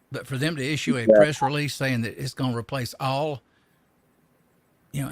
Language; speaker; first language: English; native; English